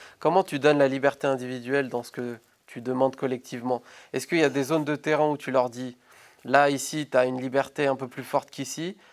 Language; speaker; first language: French; native; French